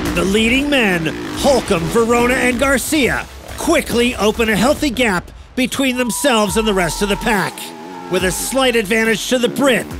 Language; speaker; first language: English; non-native, fluent; Portuguese